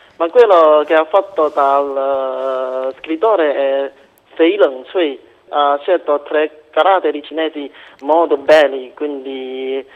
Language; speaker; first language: Italian; non-native, fluent; Chinese